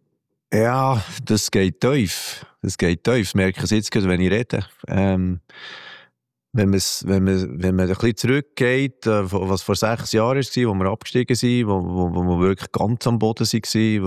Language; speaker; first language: German; native; German